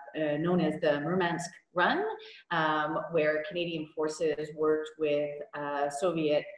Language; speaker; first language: English; native; English